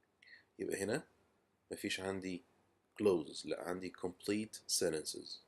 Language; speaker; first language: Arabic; native; Arabic